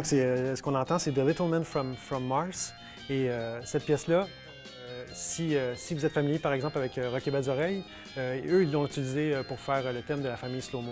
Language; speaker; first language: French; native; French